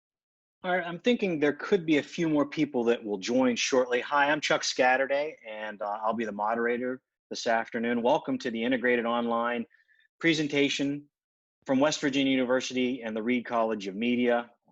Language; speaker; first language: English; native; English